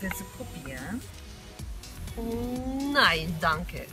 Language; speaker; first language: German; non-native, learner; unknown